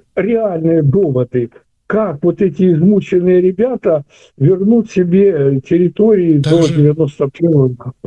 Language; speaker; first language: Russian; native; Russian